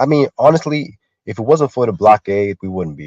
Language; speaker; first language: English; native; English